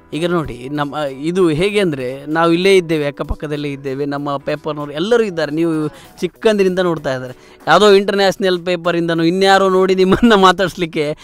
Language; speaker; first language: Kannada; native; Kannada